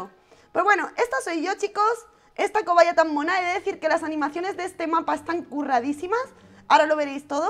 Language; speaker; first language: Spanish; native; Spanish